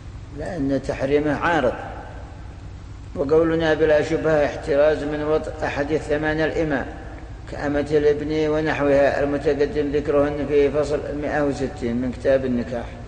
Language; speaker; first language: Arabic; native; Arabic